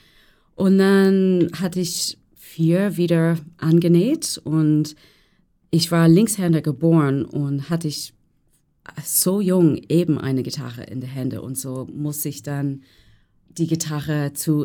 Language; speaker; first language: German; non-native, learner; English